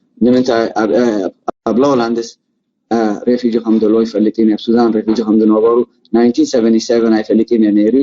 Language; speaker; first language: Tigrinya; non-native, local second language; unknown